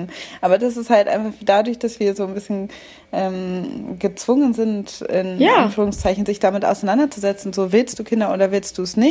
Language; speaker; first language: German; native; German